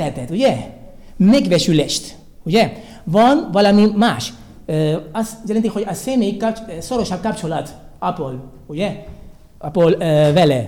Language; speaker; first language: Hungarian; non-native, learner; Spanish